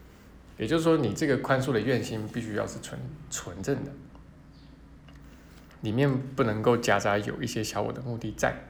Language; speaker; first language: Chinese; native; Chinese